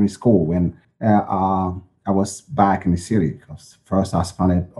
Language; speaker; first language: English; non-native, local second language; French